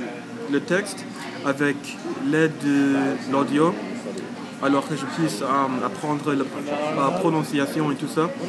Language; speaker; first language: French; non-native, learner; English